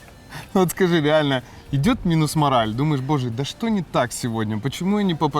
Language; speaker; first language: Russian; native; Russian